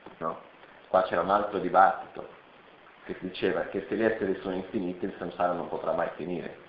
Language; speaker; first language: Italian; non-native, fluent; Portuguese